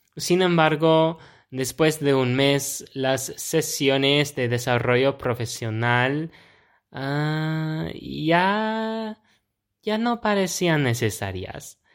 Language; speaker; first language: Spanish; non-native, fluent; English